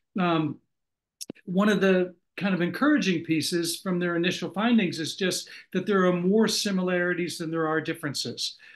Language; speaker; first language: English; native; English